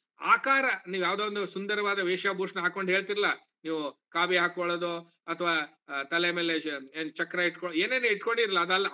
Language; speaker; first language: Kannada; native; Kannada